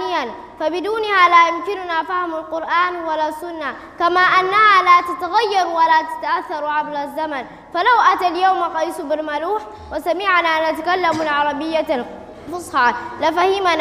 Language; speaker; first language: Arabic; non-native, learner; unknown